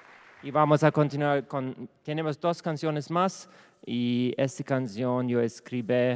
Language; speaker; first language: Spanish; non-native, learner; German